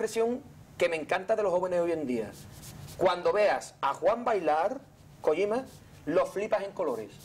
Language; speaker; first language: Spanish; native; Spanish